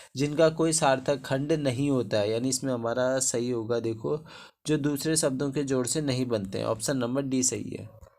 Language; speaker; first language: Hindi; native; Hindi